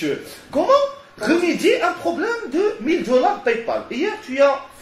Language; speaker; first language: French; non-native, local second language; Arabic